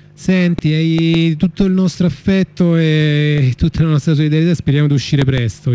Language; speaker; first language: Italian; native; Italian